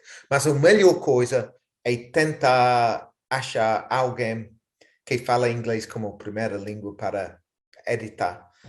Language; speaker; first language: Portuguese; non-native, fluent; English